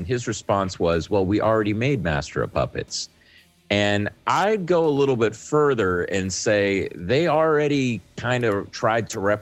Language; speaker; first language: English; native; English